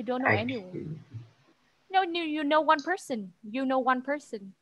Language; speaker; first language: English; non-native, fluent; Vietnamese